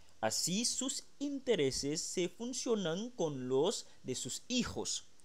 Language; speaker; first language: Spanish; non-native, fluent; Haitian Creole